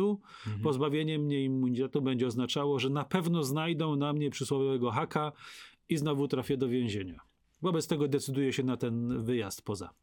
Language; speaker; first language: Polish; native; Polish